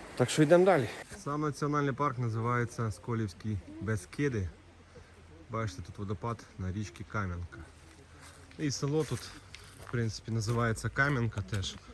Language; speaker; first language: Ukrainian; non-native, local second language; Russian